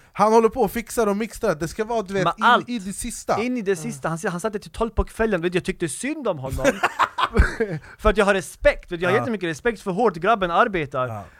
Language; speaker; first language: Swedish; native; Swedish